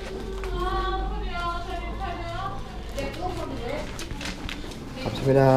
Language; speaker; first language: Korean; non-native, learner; Indonesian